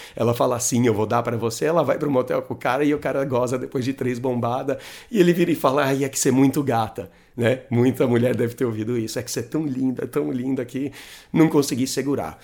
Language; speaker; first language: Portuguese; non-native, fluent; English